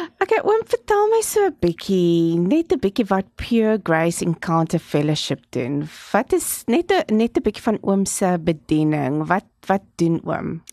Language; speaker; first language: Afrikaans; non-native, local second language; English